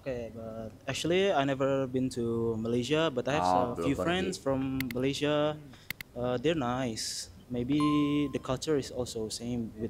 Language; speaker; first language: English; non-native, fluent; Indonesian